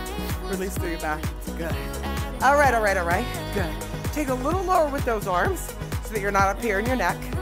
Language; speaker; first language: English; native; English